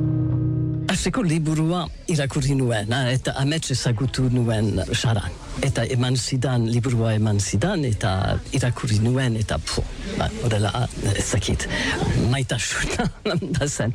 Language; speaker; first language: Basque; non-native, learner; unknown